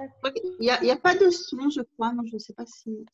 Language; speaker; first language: French; native; French